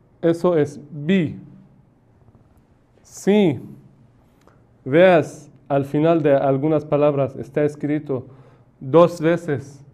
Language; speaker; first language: Spanish; non-native, fluent; Persian